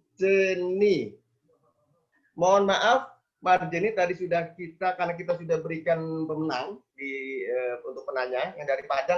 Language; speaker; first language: Indonesian; native; Indonesian